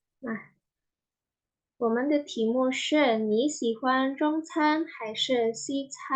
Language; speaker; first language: Chinese; non-native, fluent; Indonesian